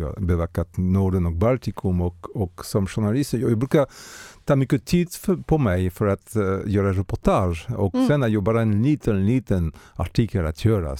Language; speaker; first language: Swedish; non-native, fluent; French